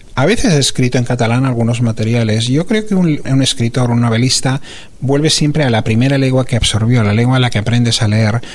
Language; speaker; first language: Spanish; native; Spanish